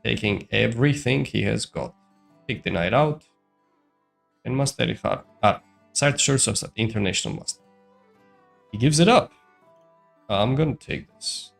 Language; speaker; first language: English; non-native, fluent; Georgian